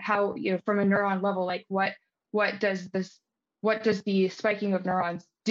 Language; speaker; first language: English; native; English